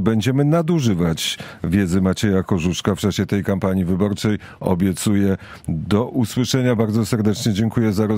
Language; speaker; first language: Polish; native; Polish